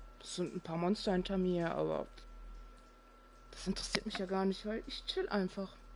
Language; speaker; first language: German; native; German